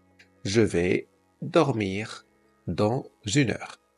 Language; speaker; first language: French; non-native, fluent; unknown